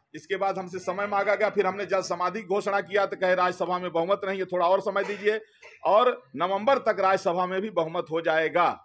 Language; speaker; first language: Hindi; native; Hindi